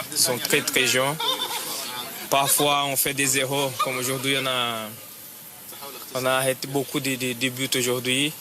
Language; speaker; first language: French; non-native, fluent; Portuguese